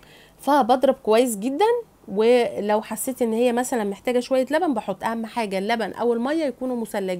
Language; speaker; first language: Arabic; native; Arabic